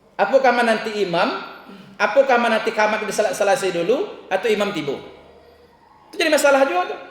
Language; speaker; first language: Malay; non-native, local second language; Minangkabau